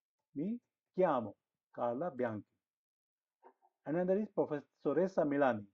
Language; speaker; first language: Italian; non-native, fluent; Hindi